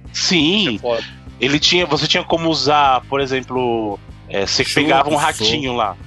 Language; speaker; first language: Portuguese; native; Portuguese